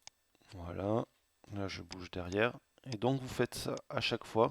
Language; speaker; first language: French; native; French